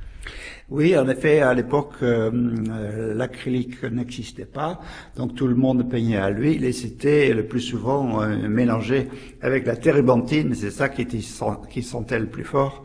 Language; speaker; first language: French; native; French